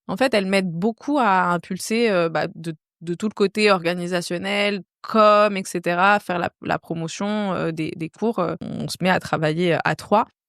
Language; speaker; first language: French; native; French